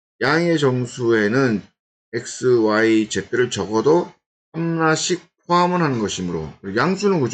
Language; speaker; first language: Korean; native; Korean